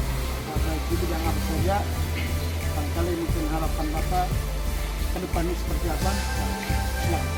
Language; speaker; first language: Indonesian; native; Indonesian